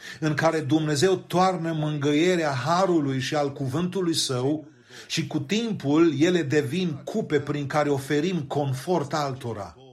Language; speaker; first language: Romanian; native; Romanian